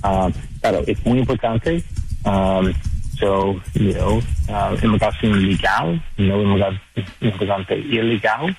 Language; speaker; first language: Spanish; non-native, learner; English